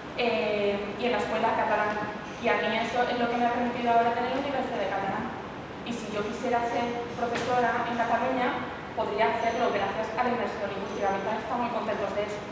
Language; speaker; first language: Spanish; native; Spanish